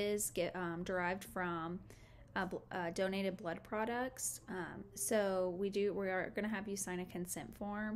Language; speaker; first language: English; native; English